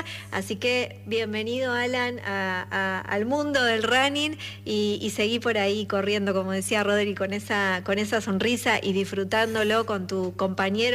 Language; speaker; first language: Spanish; native; Spanish